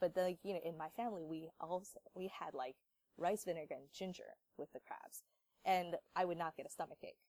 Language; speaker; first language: English; native; English